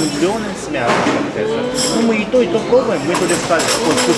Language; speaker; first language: Russian; non-native, fluent; Korean